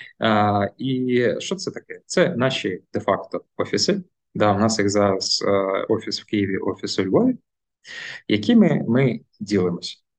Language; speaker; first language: Ukrainian; non-native, local second language; Russian